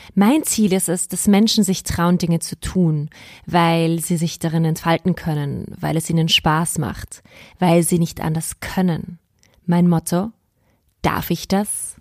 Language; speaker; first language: German; native; German